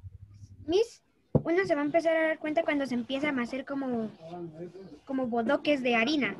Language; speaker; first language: Spanish; native; Spanish